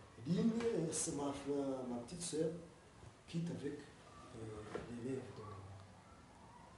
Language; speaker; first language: French; non-native, learner; Kinyarwanda